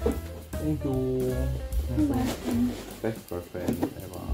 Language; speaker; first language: German; non-native, learner; Korean